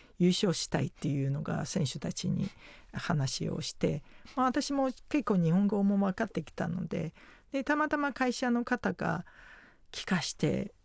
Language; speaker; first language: Japanese; non-native, fluent; Chinese